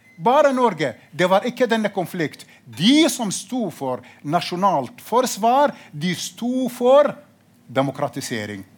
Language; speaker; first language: Norwegian; non-native, fluent; Arabic